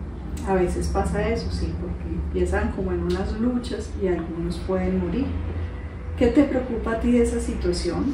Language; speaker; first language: Spanish; native; Spanish